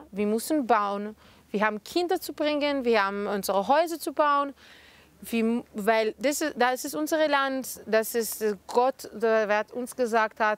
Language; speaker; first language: German; non-native, fluent; Hebrew